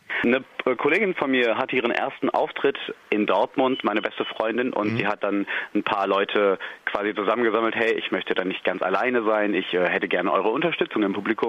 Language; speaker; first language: German; native; German